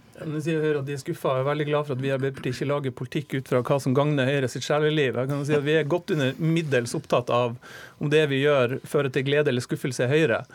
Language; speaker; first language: Norwegian; native; Norwegian